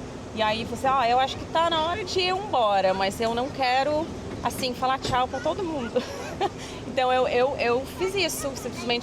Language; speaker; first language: Portuguese; non-native, fluent; English